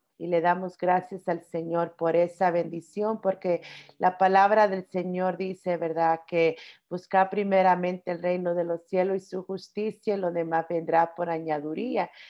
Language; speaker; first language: Spanish; early bilingual, heritage; Spanish